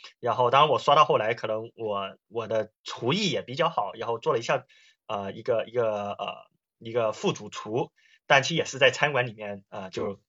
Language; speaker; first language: Chinese; native; Chinese